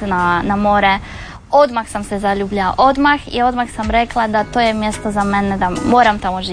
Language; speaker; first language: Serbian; non-native, fluent; Polish